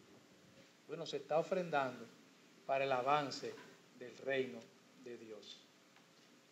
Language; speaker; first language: Spanish; native; Spanish